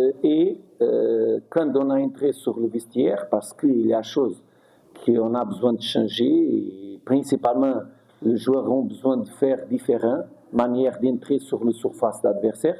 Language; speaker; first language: French; non-native, fluent; Portuguese